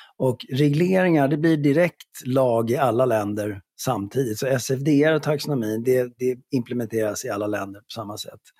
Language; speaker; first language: Swedish; native; Swedish